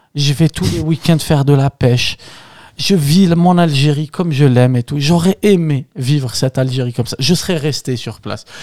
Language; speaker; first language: French; non-native, local second language; Arabic